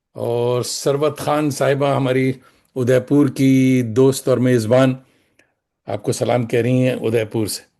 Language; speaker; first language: Urdu; native; Urdu